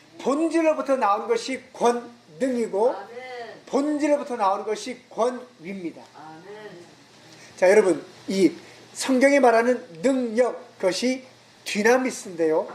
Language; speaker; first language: Korean; native; Korean